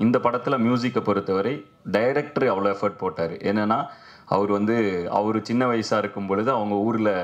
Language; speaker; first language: Tamil; native; Tamil